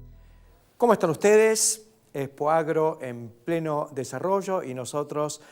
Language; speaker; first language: Spanish; native; Spanish